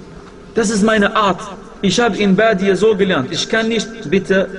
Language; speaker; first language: German; non-native, fluent; Arabic